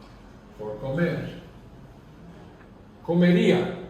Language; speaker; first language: Spanish; non-native, learner; English